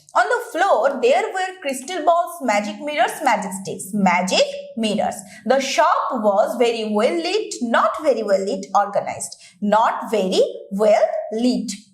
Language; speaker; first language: English; non-native, local second language; Bangla